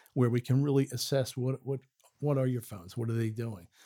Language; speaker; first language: English; native; English